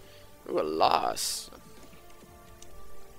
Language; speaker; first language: English; native; English